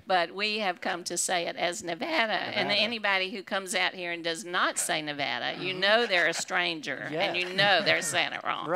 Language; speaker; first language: English; native; English